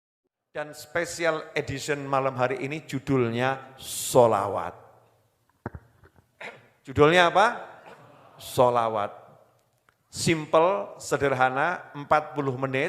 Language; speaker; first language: Indonesian; native; Indonesian